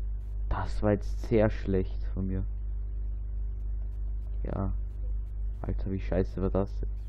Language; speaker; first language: German; native; German